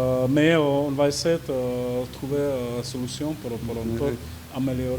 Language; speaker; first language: French; non-native, fluent; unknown